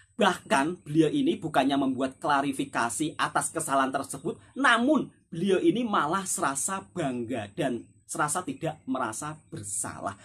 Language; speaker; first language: Indonesian; native; Indonesian